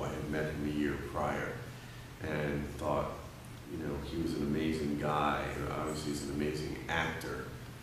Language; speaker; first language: English; native; English